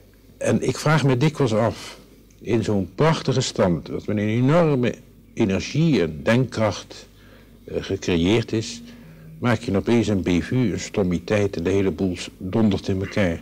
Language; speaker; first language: Dutch; native; Dutch